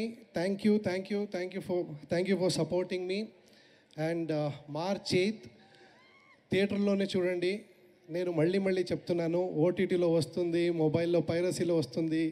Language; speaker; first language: Telugu; non-native, learner; Kannada